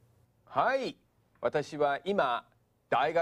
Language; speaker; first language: Japanese; non-native, fluent; English